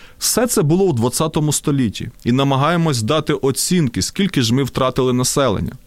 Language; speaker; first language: Ukrainian; non-native, local second language; Russian